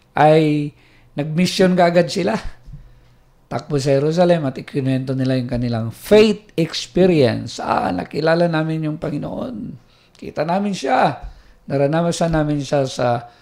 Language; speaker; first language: Filipino; native; Filipino